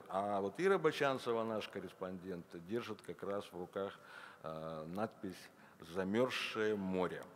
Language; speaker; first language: Russian; native; Russian